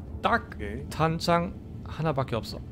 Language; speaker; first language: Korean; non-native, learner; German